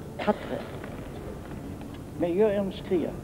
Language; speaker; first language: French; non-native, fluent; German